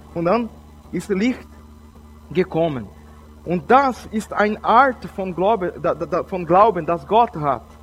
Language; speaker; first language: German; non-native, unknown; Portuguese